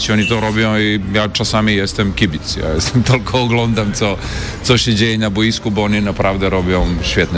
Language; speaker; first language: Polish; non-native, fluent; Serbian